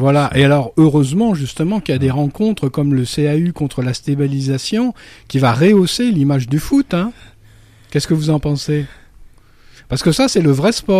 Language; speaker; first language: French; native; French